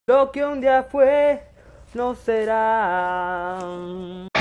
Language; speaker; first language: Spanish; native; Spanish